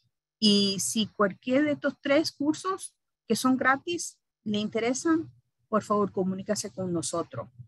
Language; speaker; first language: Spanish; early bilingual, heritage; Spanish